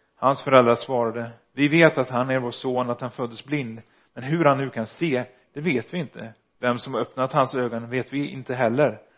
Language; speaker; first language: Swedish; early bilingual, other home language; Dutch